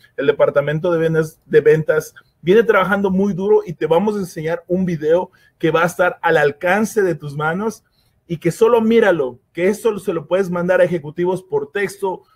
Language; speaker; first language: Spanish; native; Spanish